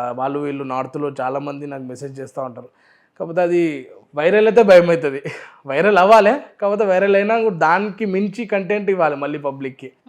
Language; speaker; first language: Telugu; non-native, local second language; Urdu